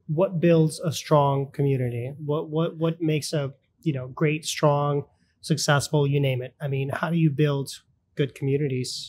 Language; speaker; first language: English; early bilingual, other home language; Russian